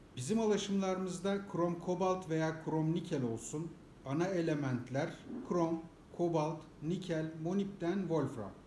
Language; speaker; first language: Turkish; native; Turkish